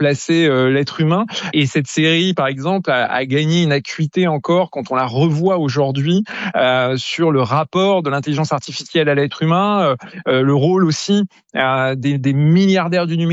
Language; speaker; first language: French; native; French